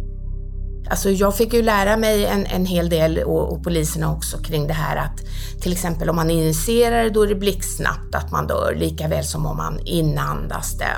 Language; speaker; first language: Swedish; native; Swedish